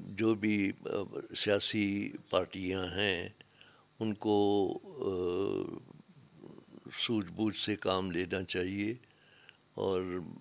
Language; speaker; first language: Urdu; non-native, local second language; Sindhi